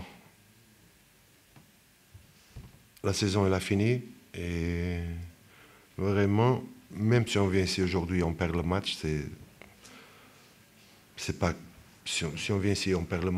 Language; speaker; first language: French; non-native, fluent; Portuguese